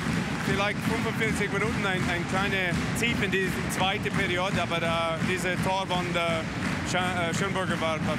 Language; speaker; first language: German; non-native, learner; English